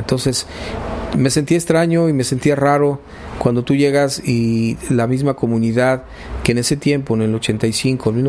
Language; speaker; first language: Spanish; native; Spanish